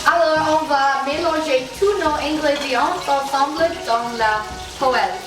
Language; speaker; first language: French; non-native, learner; English